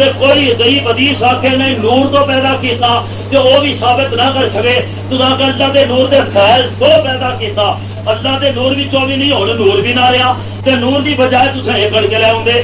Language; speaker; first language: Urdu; non-native, local second language; Punjabi